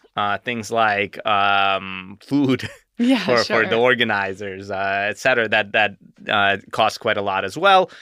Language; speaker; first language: English; native; English